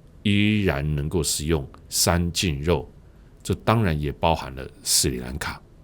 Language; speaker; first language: Chinese; native; Chinese